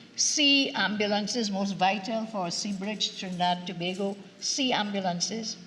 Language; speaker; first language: English; native; English